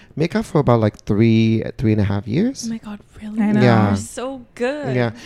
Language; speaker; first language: English; non-native, fluent; Vietnamese